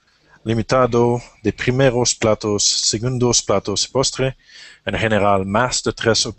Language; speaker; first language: Spanish; non-native, learner; English